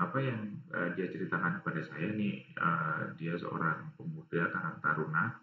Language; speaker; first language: Indonesian; native; Indonesian